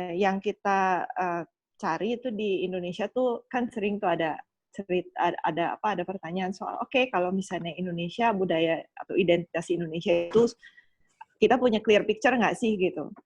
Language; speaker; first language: Indonesian; early bilingual, other home language; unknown